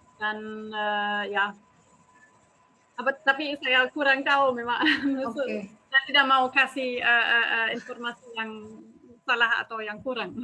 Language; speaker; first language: Indonesian; non-native, fluent; German